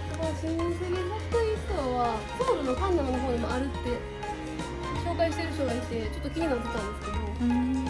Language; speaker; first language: Japanese; native; Japanese